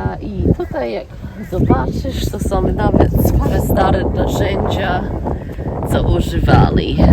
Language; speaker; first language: Polish; early bilingual, heritage; English